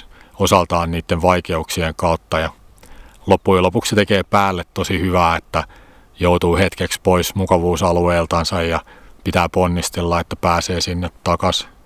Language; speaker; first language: Finnish; native; Finnish